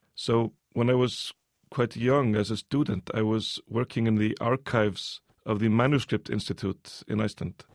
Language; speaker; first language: English; early bilingual, other home language; Icelandic